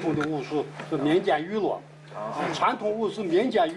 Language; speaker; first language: Chinese; native; Chinese